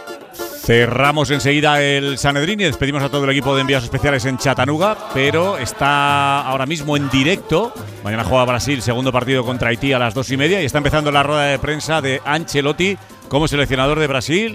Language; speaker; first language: Spanish; native; Spanish